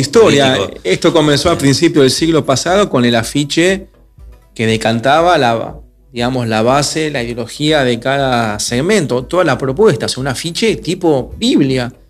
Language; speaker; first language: Spanish; native; Spanish